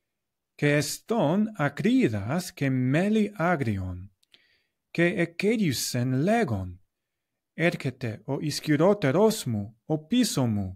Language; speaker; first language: Greek; non-native, fluent; English